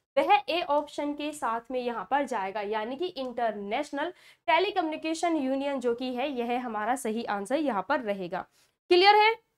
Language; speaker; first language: Hindi; native; Hindi